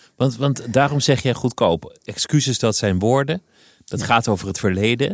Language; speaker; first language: Dutch; native; Dutch